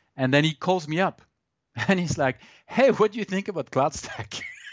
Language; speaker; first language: English; non-native, fluent; French